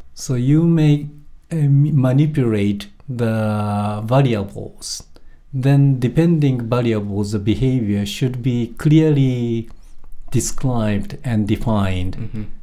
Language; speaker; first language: English; non-native, fluent; Japanese